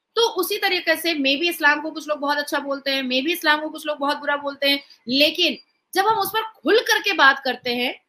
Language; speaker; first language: Hindi; native; Hindi